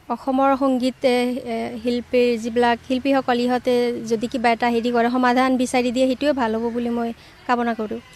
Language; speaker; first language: Assamese; non-native, local second language; Bangla